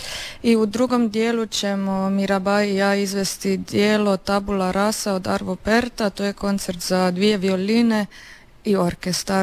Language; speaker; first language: Serbian; native; Serbian